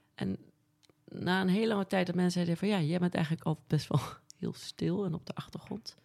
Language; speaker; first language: Dutch; native; Dutch